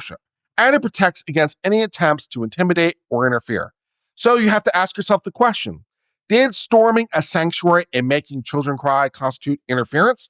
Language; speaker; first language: English; native; English